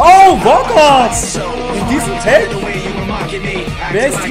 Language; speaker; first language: German; native; German